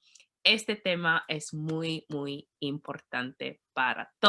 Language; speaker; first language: Spanish; non-native, learner; English